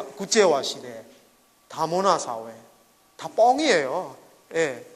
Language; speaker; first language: Korean; non-native, fluent; Burmese